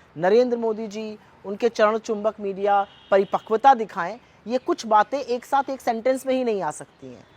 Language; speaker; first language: Hindi; native; Hindi